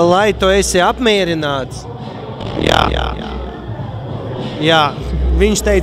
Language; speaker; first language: Latvian; non-native, local second language; Russian